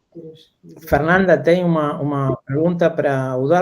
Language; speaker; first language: Portuguese; non-native, fluent; Spanish